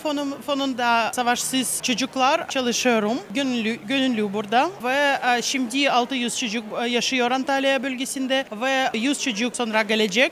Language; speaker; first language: Turkish; non-native, learner; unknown